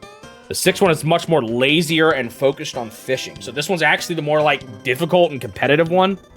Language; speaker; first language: English; native; English